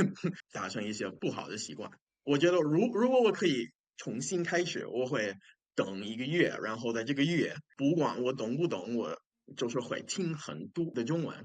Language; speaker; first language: Chinese; non-native, fluent; English